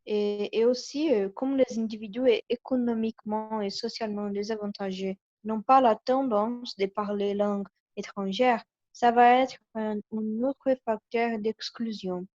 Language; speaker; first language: French; non-native, learner; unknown